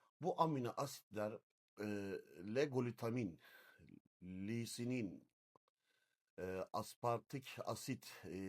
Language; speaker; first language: Turkish; native; Turkish